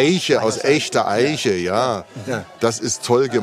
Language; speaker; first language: German; native; German